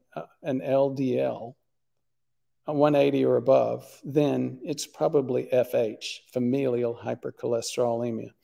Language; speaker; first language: English; native; English